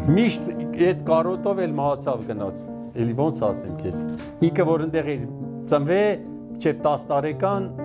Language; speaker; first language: Armenian; non-native, local second language; Kurdish